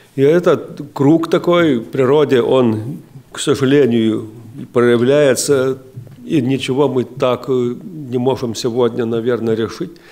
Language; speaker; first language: Russian; non-native, local second language; Lithuanian